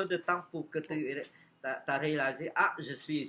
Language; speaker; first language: French; non-native, fluent; Khmer